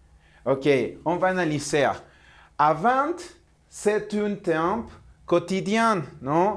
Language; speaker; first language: French; non-native, learner; Spanish